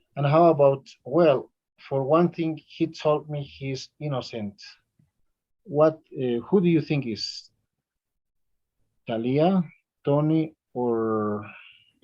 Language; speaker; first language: English; non-native, learner; Spanish